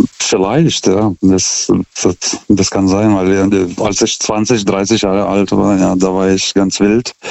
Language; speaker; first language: German; non-native, fluent; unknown